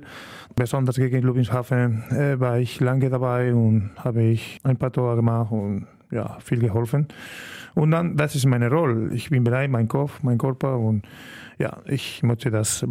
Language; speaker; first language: German; non-native, learner; Spanish